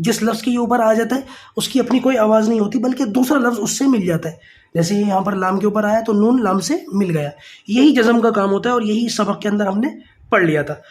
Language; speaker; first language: Urdu; native; Urdu